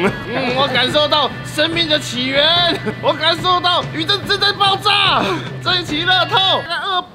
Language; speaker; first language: Chinese; native; Chinese